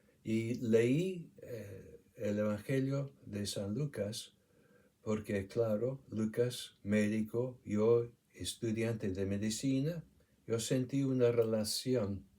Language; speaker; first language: Spanish; non-native, fluent; English